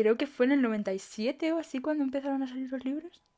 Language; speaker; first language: Spanish; native; Spanish